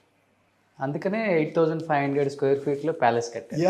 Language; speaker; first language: Telugu; native; Telugu